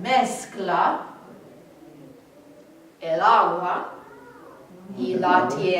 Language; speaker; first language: Spanish; non-native, fluent; English